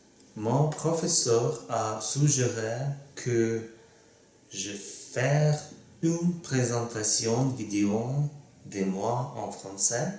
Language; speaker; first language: French; non-native, learner; Russian